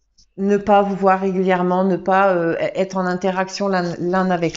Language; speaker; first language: French; native; French